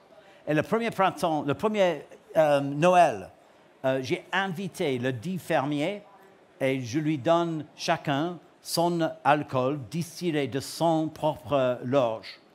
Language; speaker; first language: French; non-native, learner; English